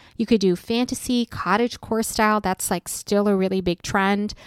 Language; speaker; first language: English; native; English